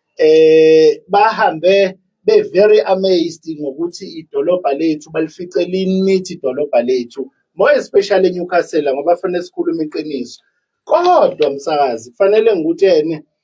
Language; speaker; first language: Zulu; native; Zulu